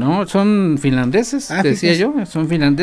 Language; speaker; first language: Spanish; native; Spanish